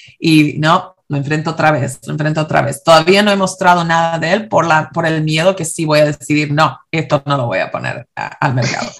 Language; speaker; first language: Spanish; early bilingual, heritage; Spanish